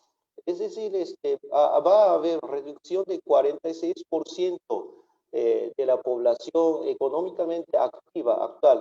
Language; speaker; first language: Spanish; non-native, fluent; Japanese